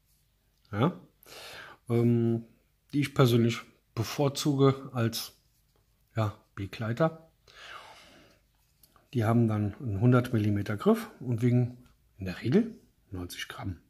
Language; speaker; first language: German; native; German